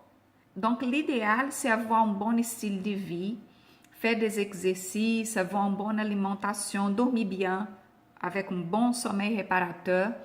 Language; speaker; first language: French; non-native, fluent; Portuguese